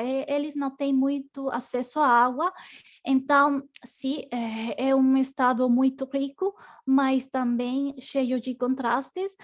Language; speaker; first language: Portuguese; non-native, learner; Spanish